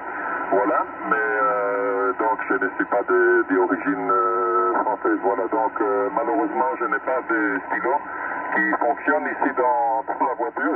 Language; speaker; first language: French; non-native, fluent; Greek